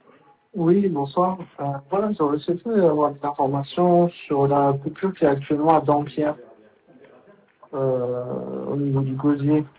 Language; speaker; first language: French; native; French